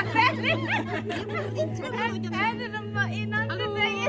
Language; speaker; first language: Dutch; non-native, learner; Tibetan